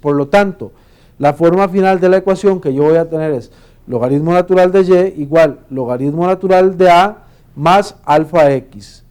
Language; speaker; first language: Spanish; native; Spanish